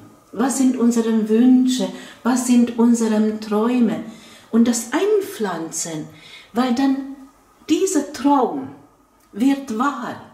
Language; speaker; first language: German; non-native, fluent; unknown